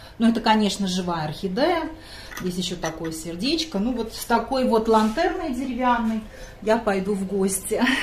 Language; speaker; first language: Russian; non-native, local second language; Latvian